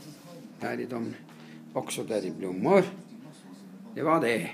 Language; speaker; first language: Swedish; non-native, fluent; Arabic